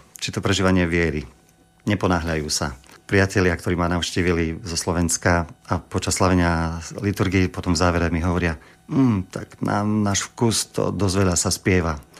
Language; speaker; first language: Slovak; native; Slovak